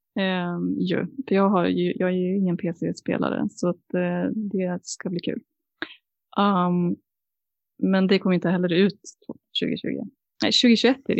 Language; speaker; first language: Swedish; native; Swedish